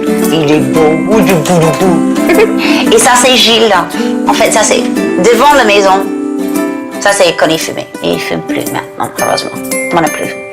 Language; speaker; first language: French; non-native, learner; English